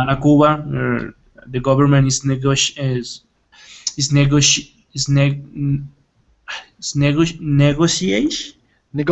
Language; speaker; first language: English; non-native, learner; Spanish